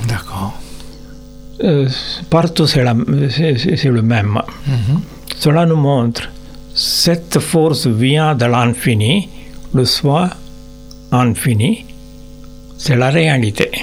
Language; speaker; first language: French; non-native, learner; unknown